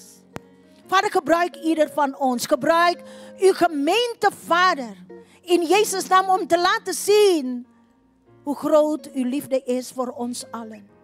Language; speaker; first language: Dutch; non-native, fluent; Indonesian